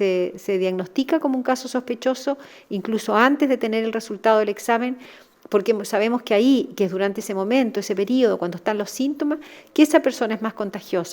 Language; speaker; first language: Spanish; native; Spanish